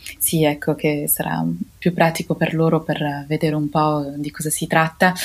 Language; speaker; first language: Italian; native; Italian